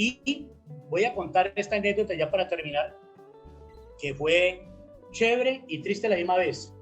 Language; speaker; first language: Spanish; native; Spanish